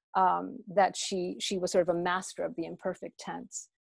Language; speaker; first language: English; native; English